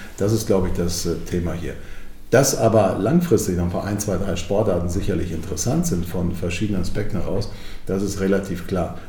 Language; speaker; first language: German; early bilingual, other home language; Croatian